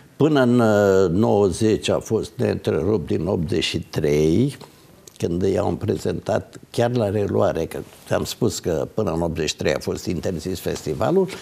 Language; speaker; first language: Romanian; native; Romanian